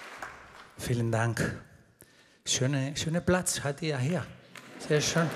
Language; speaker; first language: German; non-native, fluent; Spanish